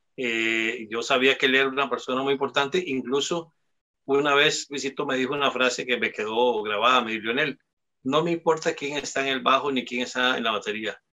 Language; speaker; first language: Spanish; native; Spanish